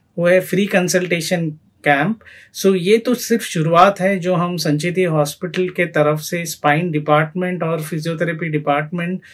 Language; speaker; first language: Hindi; non-native, local second language; Marathi